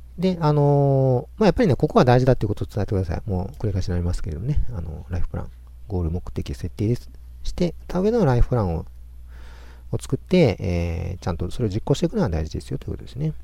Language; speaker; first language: Japanese; native; Japanese